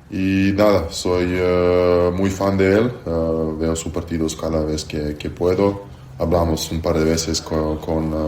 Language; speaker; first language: Spanish; non-native, fluent; Serbian